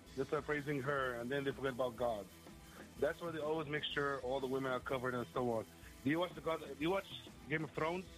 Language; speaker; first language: English; non-native, fluent; Arabic